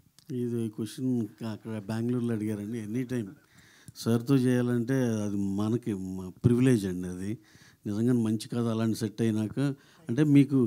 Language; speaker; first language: Telugu; native; Telugu